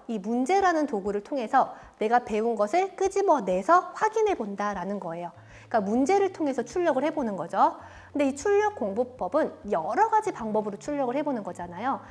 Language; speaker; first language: Korean; native; Korean